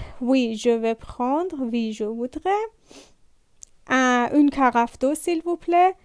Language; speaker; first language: French; non-native, fluent; Persian